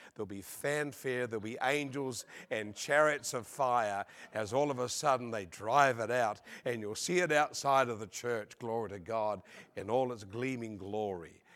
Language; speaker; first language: English; native; English